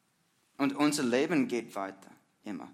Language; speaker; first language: German; non-native, learner; English